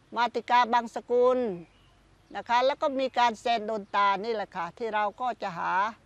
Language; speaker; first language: Thai; non-native, local second language; Khmer